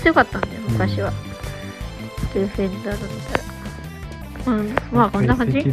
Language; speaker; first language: Japanese; native; Japanese